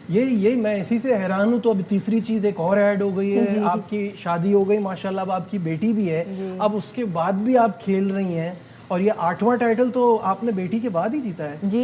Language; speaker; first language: Urdu; native; Urdu